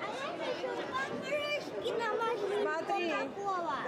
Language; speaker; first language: Russian; early bilingual, heritage; Russian